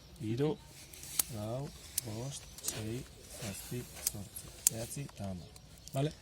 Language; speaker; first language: Basque; native; Basque